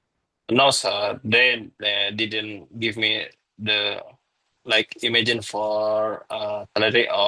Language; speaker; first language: English; non-native, learner; Indonesian